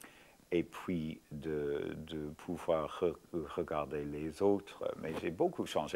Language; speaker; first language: French; non-native, fluent; English